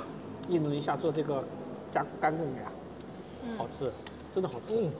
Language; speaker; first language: Chinese; native; Chinese